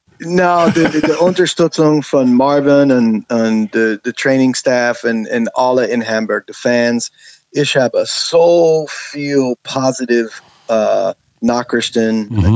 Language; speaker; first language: German; non-native, learner; English